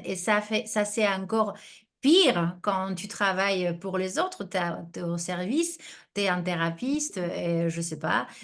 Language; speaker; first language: French; non-native, fluent; Spanish